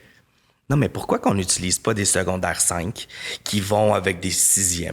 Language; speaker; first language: French; native; French